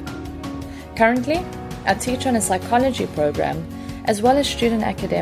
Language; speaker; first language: English; native; English